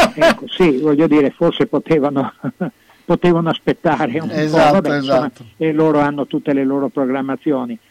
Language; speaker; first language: Italian; native; Italian